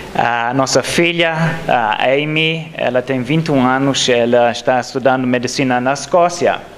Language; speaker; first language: Portuguese; non-native, fluent; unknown